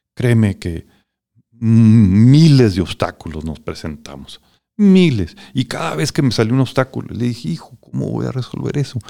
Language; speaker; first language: Spanish; native; Spanish